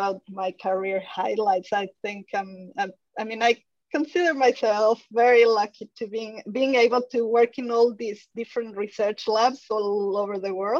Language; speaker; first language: English; non-native, fluent; Spanish